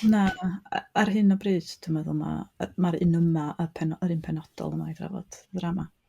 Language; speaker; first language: Welsh; native; Welsh